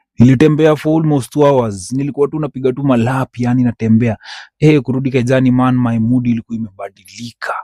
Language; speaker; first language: Swahili; native; Swahili